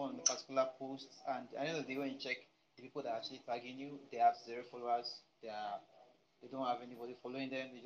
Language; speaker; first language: English; non-native, local second language; Yoruba